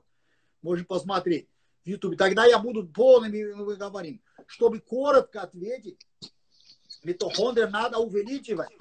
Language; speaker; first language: Russian; non-native, learner; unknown